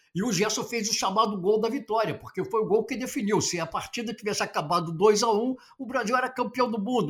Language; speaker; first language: Portuguese; native; Portuguese